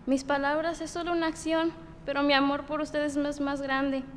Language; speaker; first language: Spanish; early bilingual, other home language; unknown